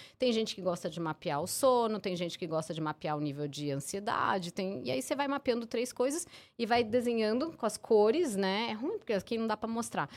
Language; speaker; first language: Portuguese; early bilingual, heritage; English